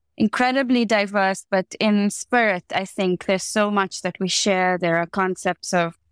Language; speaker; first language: English; native; English